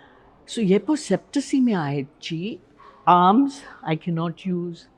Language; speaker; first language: Tamil; non-native, learner; Hindi